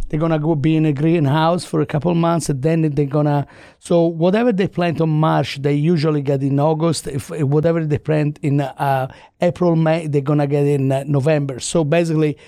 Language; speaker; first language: English; non-native, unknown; Italian